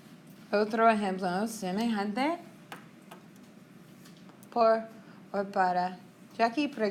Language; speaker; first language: Spanish; non-native, fluent; English